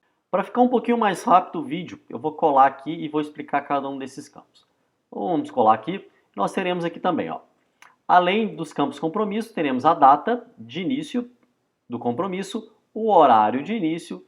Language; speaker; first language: Portuguese; native; Portuguese